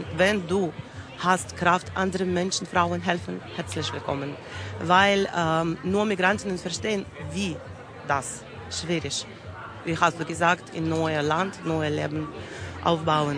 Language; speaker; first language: German; non-native, learner; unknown